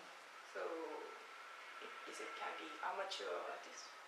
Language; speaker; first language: English; non-native, learner; Japanese